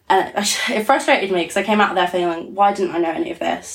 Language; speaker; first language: English; native; English